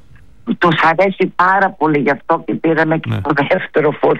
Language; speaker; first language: Greek; early bilingual, heritage; Greek